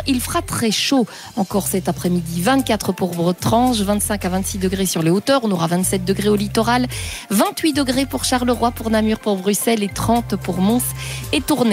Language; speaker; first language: French; native; French